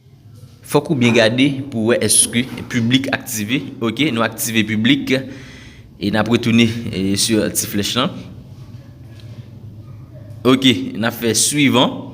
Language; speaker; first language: French; non-native, local second language; Haitian Creole